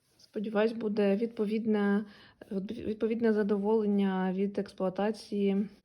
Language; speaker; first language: Ukrainian; non-native, local second language; Russian